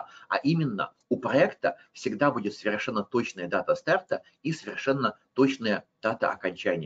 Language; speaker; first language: Russian; native; Russian